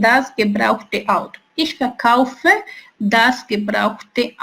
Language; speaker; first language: German; non-native, fluent; Spanish